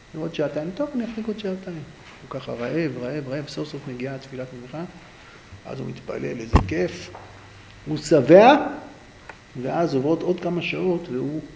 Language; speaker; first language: Hebrew; native; Hebrew